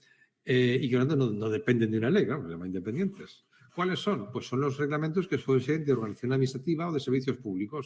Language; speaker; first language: Spanish; native; Spanish